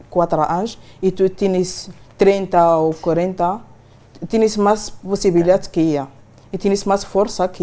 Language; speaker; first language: Spanish; non-native, learner; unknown